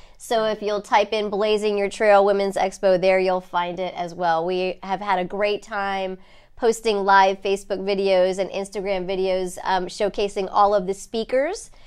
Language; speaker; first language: English; native; English